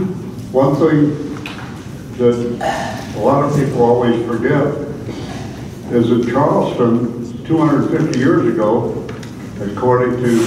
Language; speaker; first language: English; native; English